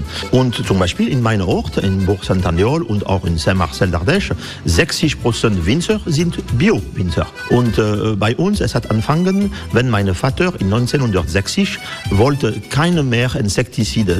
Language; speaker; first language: German; non-native, learner; French